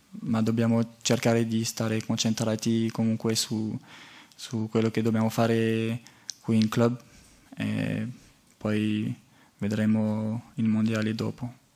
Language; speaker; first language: Italian; non-native, fluent; French